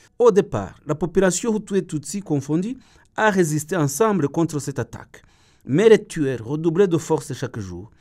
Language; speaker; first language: French; non-native, local second language; Kinyarwanda